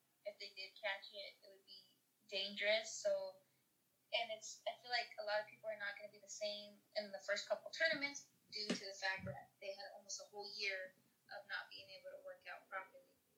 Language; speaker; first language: English; early bilingual, other home language; Spanish